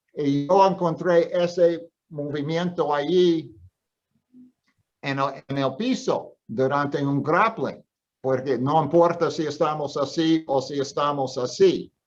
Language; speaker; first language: Spanish; non-native, fluent; English